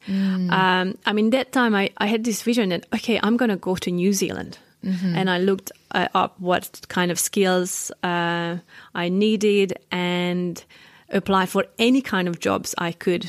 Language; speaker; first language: English; non-native, fluent; Hungarian